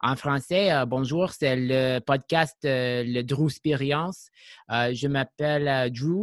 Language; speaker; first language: French; non-native, learner; English